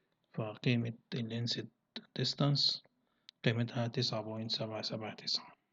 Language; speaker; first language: Arabic; native; Arabic